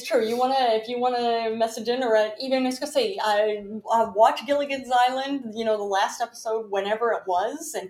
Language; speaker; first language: English; native; English